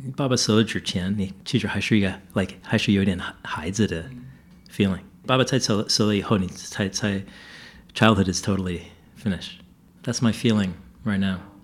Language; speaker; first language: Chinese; non-native, fluent; English